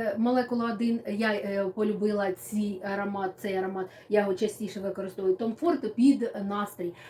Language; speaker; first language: Ukrainian; native; Ukrainian